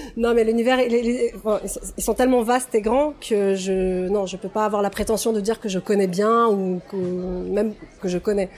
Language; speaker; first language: French; non-native, fluent; Russian